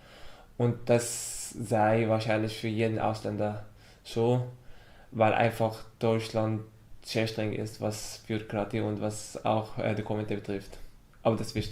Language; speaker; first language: German; non-native, fluent; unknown